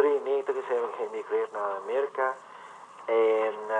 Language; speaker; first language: Dutch; non-native, learner; Vietnamese